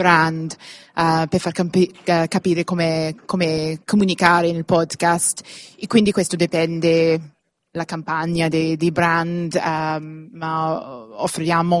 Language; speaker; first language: Italian; non-native, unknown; English